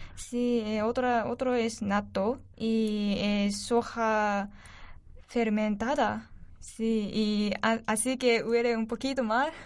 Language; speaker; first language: Spanish; non-native, learner; Japanese